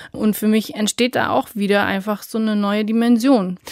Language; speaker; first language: German; early bilingual, other home language; Romanian